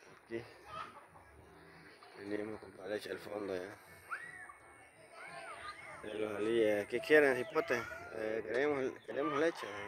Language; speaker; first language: Spanish; native; Spanish